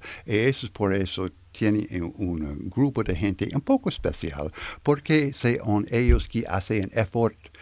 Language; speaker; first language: Spanish; non-native, learner; French